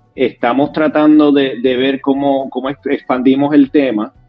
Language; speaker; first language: Spanish; native; Spanish